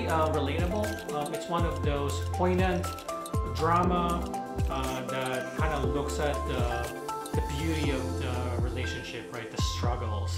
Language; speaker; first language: English; non-native, local second language; Filipino